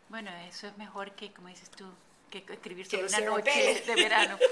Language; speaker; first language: Spanish; native; Spanish